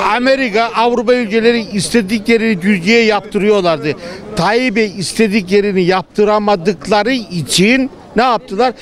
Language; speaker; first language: Turkish; native; Turkish